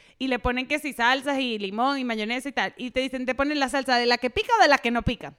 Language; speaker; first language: Spanish; native; Spanish